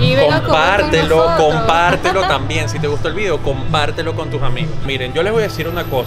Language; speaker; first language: Spanish; native; Spanish